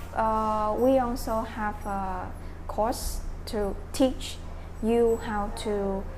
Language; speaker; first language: English; non-native, learner; Vietnamese